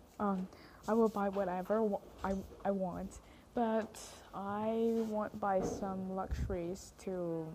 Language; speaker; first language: English; non-native, learner; Chinese